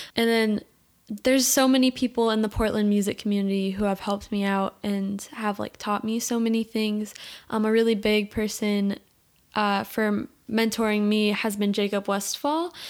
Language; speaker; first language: English; native; English